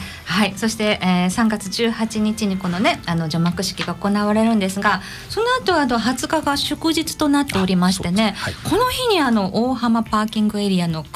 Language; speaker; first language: Japanese; native; Japanese